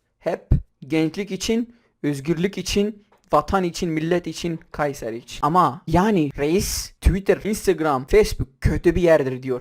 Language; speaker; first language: Turkish; non-native, local second language; Kurdish